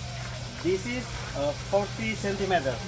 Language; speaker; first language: English; non-native, learner; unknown